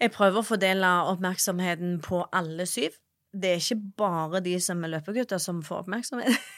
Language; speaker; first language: Norwegian; native; Norwegian